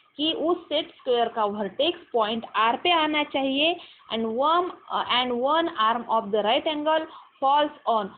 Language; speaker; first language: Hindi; non-native, local second language; Marathi